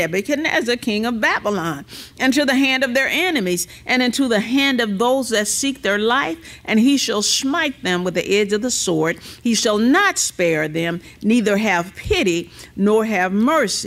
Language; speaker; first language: English; native; English